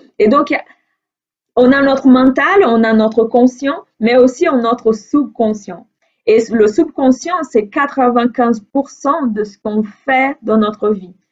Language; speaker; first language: French; non-native, fluent; Portuguese